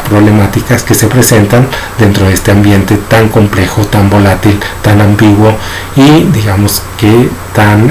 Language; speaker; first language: Spanish; native; Spanish